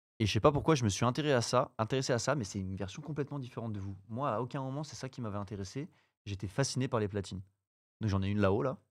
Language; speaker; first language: French; native; French